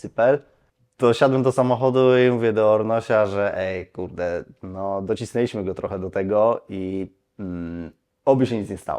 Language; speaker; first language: Polish; native; Polish